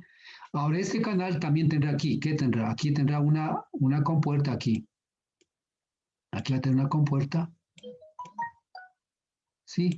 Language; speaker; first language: Spanish; native; Spanish